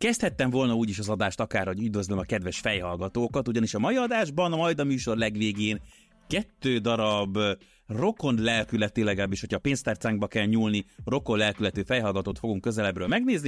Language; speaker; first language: Hungarian; native; Hungarian